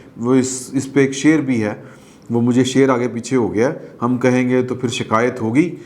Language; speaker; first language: Urdu; non-native, local second language; Punjabi